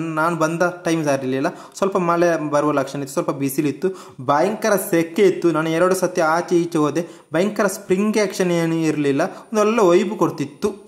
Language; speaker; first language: Kannada; non-native, local second language; Tulu